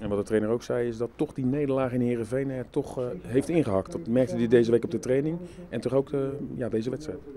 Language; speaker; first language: Dutch; native; Dutch